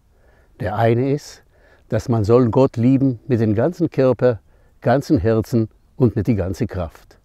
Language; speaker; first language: German; non-native, fluent; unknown